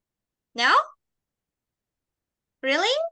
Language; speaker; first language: English; non-native, fluent; Indonesian